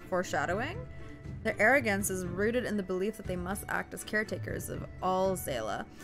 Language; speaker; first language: English; native; English